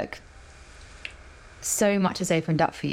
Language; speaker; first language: English; native; English